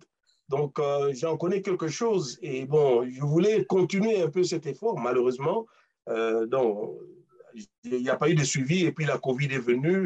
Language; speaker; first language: French; non-native, local second language; Luba-Lulua